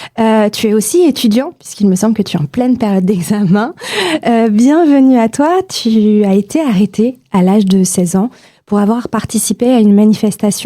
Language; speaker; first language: French; native; French